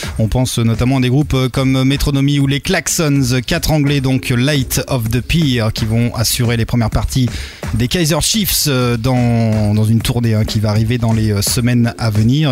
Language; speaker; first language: French; native; French